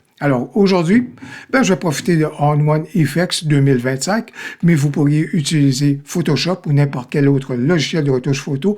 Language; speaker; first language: French; native; French